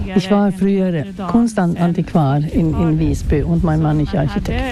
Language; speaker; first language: German; non-native, fluent; Swedish